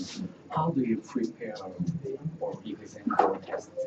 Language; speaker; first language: English; non-native, learner; Korean